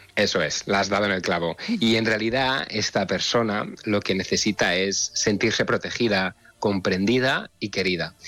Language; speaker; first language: Spanish; native; Spanish